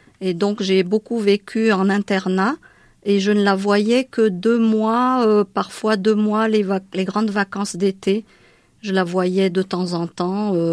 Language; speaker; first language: French; non-native, local second language; Malagasy